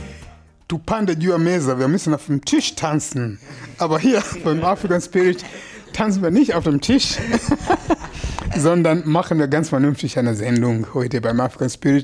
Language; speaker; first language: German; non-native, fluent; Swahili